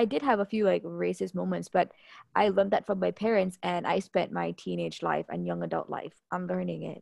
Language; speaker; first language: English; native; English